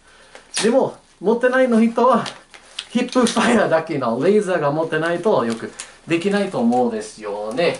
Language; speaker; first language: Japanese; non-native, learner; English